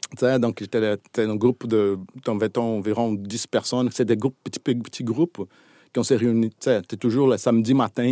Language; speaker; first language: French; non-native, fluent; Portuguese